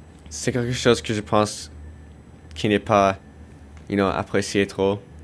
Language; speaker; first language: French; non-native, fluent; English